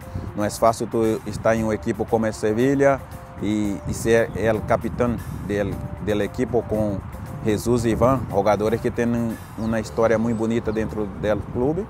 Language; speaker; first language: Spanish; non-native, fluent; Portuguese